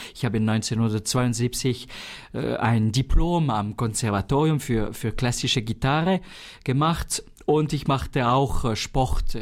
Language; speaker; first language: German; non-native, local second language; French